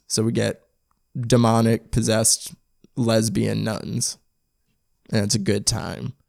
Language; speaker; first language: English; native; English